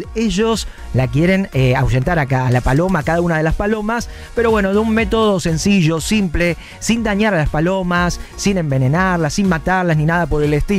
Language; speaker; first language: Spanish; native; Spanish